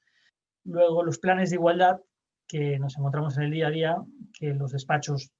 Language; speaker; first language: Spanish; native; Spanish